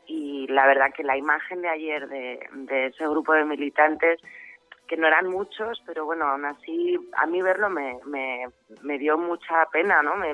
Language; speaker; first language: Spanish; native; Spanish